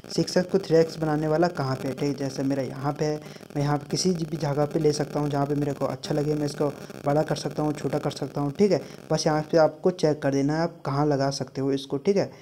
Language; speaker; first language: Hindi; native; Hindi